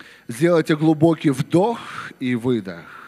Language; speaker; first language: Russian; native; Russian